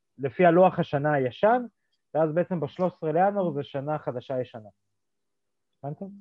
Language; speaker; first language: Hebrew; early bilingual, other home language; Russian